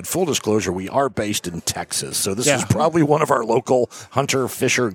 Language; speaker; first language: English; native; English